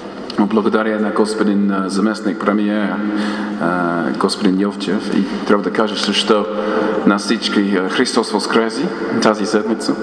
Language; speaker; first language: Bulgarian; non-native, fluent; English